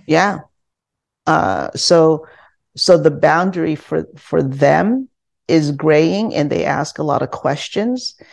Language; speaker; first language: English; non-native, local second language; Filipino